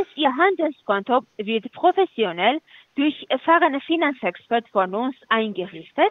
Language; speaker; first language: German; non-native, fluent; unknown